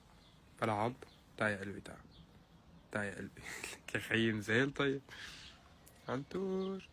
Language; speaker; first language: Arabic; native; Arabic